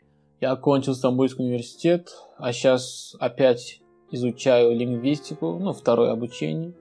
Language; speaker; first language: Russian; non-native, fluent; Turkmen